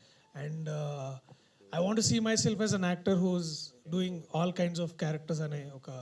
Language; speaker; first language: Telugu; native; Telugu